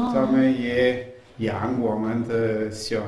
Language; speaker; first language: Chinese; non-native, fluent; German